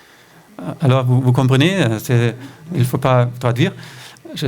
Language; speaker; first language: French; non-native, fluent; German